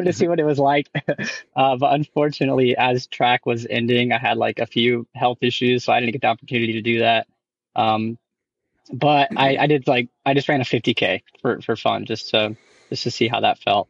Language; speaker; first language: English; native; English